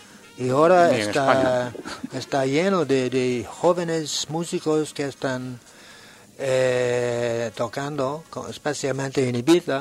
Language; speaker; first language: Spanish; non-native, learner; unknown